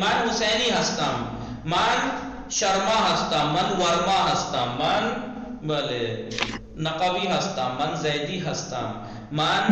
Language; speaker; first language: Persian; non-native, fluent; Urdu